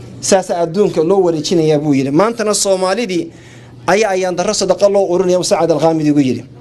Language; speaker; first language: Somali; early bilingual, heritage; Somali